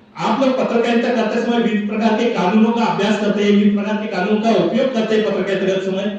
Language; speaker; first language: Hindi; non-native, local second language; Marathi